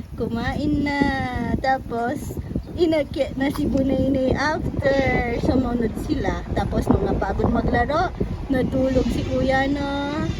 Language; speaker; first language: Filipino; native; Filipino